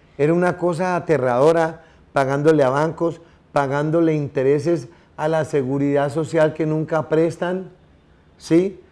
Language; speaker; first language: Spanish; native; Spanish